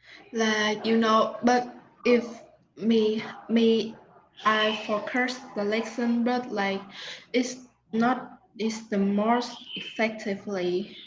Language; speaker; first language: English; non-native, learner; Vietnamese